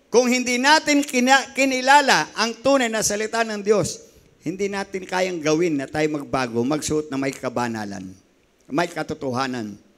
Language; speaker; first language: Filipino; native; Filipino